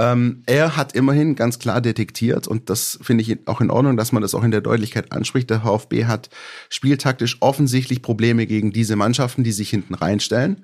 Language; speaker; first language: German; native; German